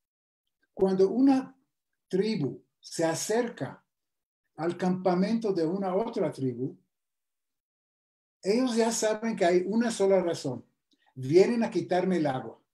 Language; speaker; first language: Spanish; non-native, fluent; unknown